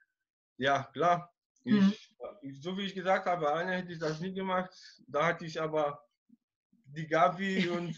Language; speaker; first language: German; non-native, fluent; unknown